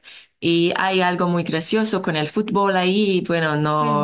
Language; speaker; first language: Spanish; non-native, learner; Hebrew